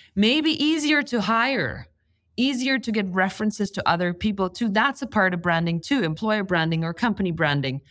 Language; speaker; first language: English; non-native, fluent; Lithuanian